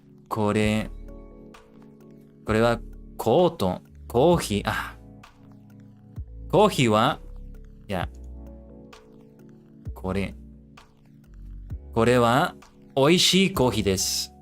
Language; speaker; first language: Japanese; non-native, learner; English